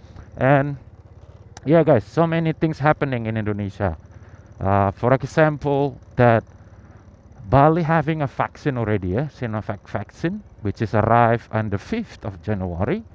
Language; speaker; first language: English; non-native, learner; Indonesian